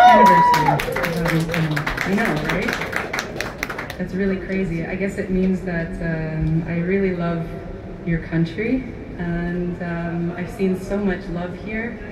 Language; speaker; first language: English; native; English